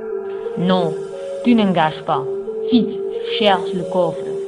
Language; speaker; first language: French; non-native, learner; Dutch